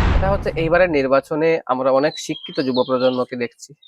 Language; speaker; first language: Bangla; non-native, local second language; Sylheti